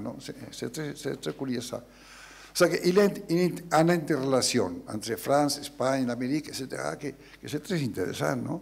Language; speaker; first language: French; non-native, learner; Spanish